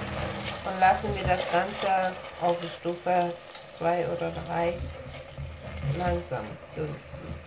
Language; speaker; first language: German; non-native, fluent; Persian